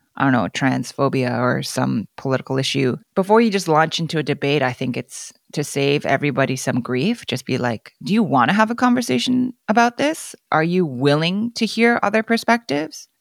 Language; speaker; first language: English; non-native, fluent; Korean